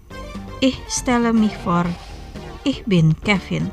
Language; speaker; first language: German; non-native, fluent; Indonesian